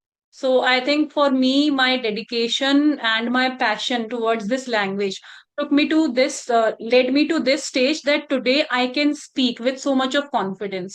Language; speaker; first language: English; non-native, local second language; Hindi